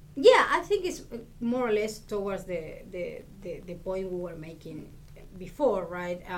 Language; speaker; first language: English; non-native, fluent; Spanish